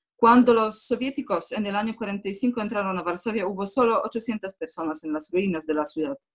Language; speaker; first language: Spanish; non-native, fluent; Polish